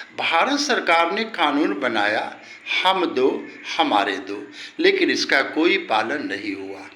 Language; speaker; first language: Hindi; native; Hindi